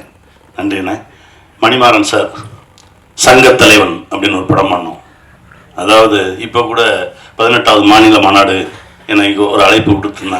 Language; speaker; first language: Tamil; native; Tamil